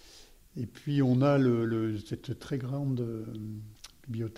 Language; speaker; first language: French; native; French